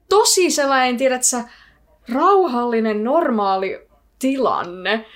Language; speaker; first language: Finnish; early bilingual, other home language; Icelandic